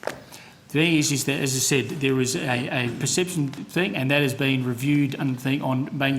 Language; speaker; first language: English; native; English